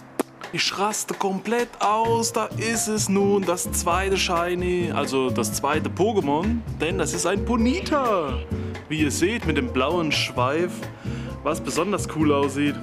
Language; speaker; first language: German; native; German